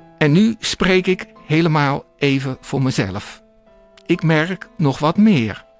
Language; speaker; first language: Dutch; native; Dutch